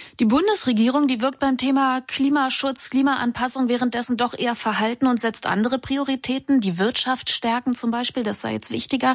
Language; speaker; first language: German; native; German